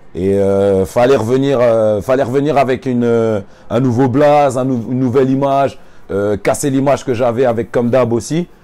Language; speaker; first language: French; native; French